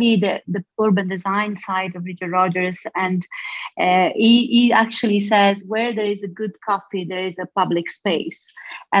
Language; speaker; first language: English; non-native, fluent; Italian